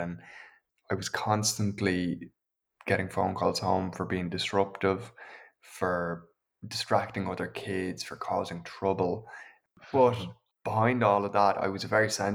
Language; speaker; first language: English; native; English